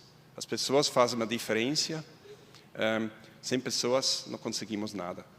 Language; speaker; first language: Portuguese; non-native, fluent; Swiss German